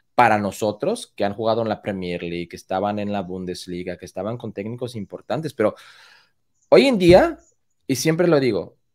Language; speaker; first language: Spanish; early bilingual, heritage; Spanish